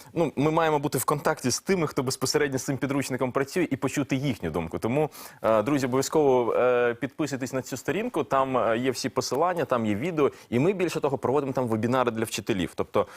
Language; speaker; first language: Ukrainian; non-native, local second language; Russian